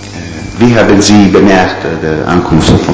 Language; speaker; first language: German; non-native, learner; Italian